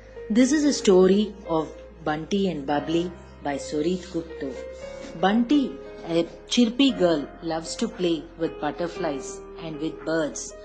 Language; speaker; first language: English; non-native, local second language; Telugu